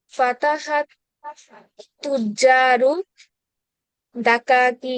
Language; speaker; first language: Arabic; non-native, learner; Bangla